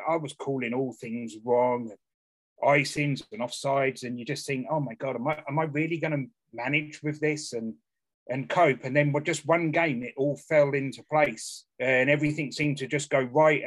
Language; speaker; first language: English; native; English